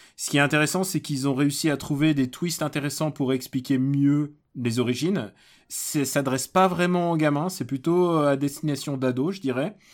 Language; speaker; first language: French; early bilingual, other home language; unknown